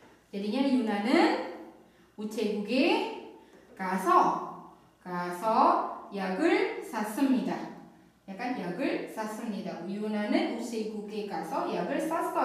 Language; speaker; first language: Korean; non-native, fluent; Indonesian